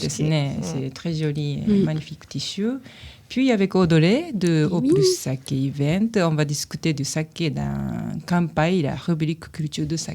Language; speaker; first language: French; non-native, learner; Japanese